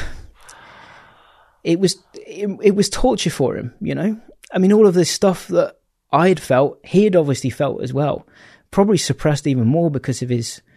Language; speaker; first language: English; native; English